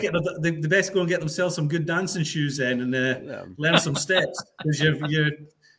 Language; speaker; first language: English; native; English